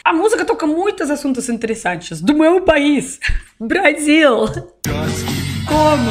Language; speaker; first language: Portuguese; non-native, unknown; Russian